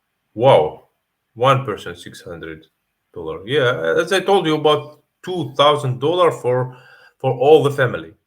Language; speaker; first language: English; non-native, fluent; Arabic